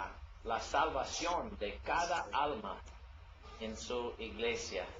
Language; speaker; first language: Spanish; non-native, learner; English